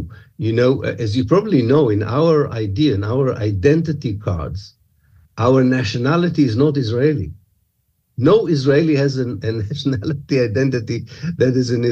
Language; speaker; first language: English; non-native, fluent; Hebrew